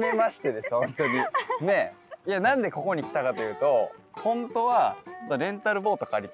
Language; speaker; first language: Japanese; native; Japanese